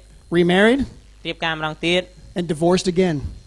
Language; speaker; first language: English; native; English